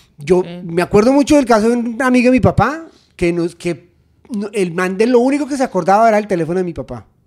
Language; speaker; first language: Spanish; native; Spanish